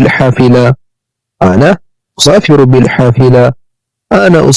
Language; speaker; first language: Arabic; non-native, learner; Amharic